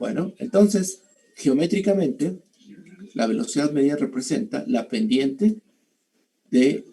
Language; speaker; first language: Spanish; native; Spanish